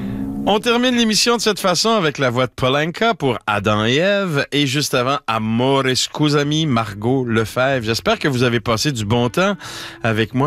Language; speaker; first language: French; native; French